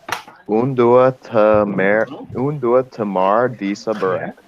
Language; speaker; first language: Albanian; non-native, learner; English